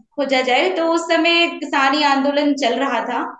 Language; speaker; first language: Hindi; native; Hindi